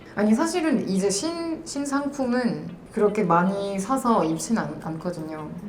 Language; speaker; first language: Korean; non-native, fluent; French